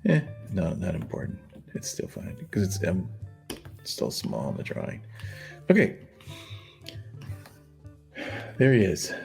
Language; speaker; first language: English; native; English